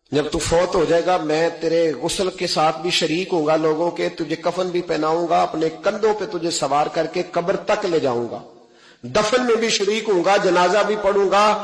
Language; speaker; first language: Urdu; non-native, local second language; Punjabi